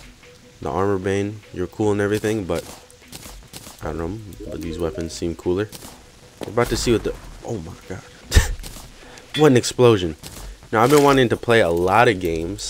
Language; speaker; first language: English; native; English